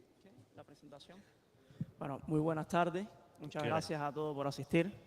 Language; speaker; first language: Spanish; native; Spanish